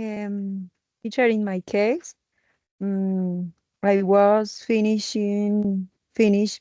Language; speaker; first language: English; non-native, learner; Spanish